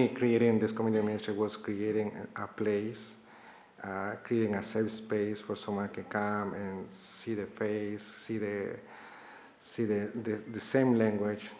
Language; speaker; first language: English; non-native, fluent; Spanish